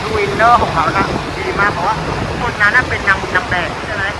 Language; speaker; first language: Thai; non-native, fluent; Vietnamese